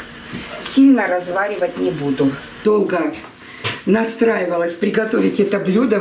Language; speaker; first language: Russian; native; Russian